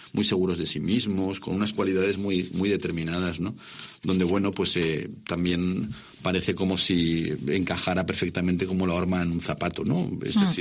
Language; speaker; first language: Spanish; native; Spanish